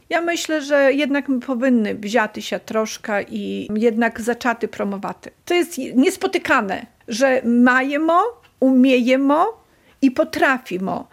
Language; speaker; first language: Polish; non-native, local second language; Belarusian